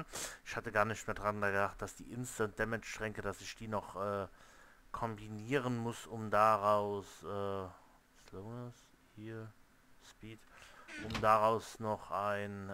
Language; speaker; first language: German; native; German